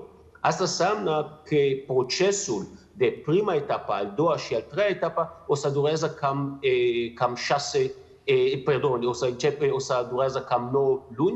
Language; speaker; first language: Romanian; non-native, learner; Hebrew